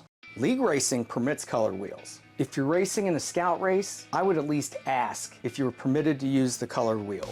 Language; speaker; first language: English; native; English